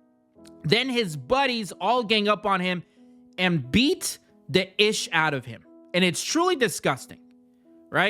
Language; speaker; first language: English; native; English